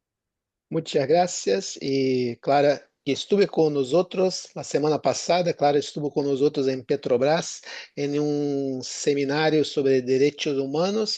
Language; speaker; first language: Spanish; non-native, fluent; Portuguese